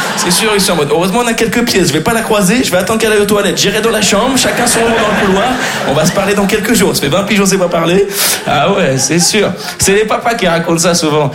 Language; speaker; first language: French; native; French